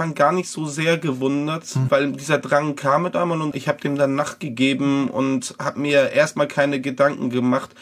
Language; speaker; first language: German; native; German